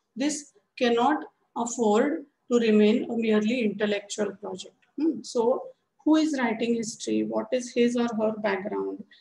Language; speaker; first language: English; non-native, local second language; Marathi